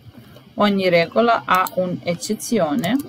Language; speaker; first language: Italian; non-native, fluent; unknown